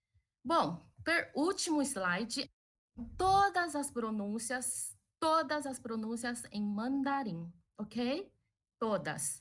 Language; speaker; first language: Portuguese; early bilingual, other home language; Chinese